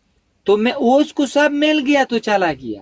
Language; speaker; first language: Hindi; non-native, local second language; Pashto